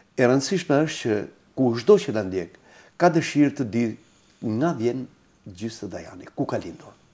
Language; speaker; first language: Albanian; native; Albanian